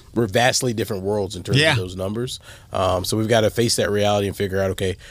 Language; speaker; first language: English; native; English